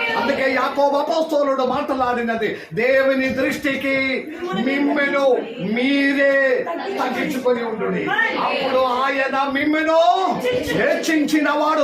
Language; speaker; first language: Telugu; non-native, local second language; Malayalam